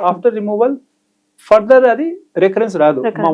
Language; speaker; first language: Telugu; non-native, fluent; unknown